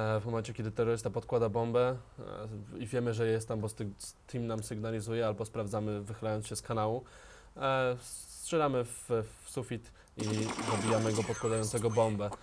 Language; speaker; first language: Polish; native; Polish